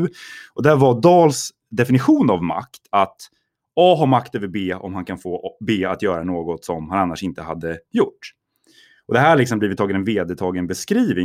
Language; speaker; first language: Swedish; native; Swedish